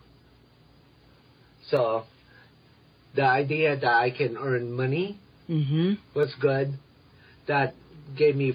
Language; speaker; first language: English; early bilingual, other home language; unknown